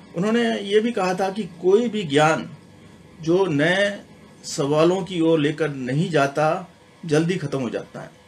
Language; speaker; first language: Hindi; non-native, local second language; Sindhi